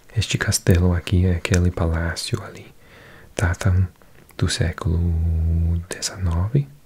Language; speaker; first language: Portuguese; non-native, learner; English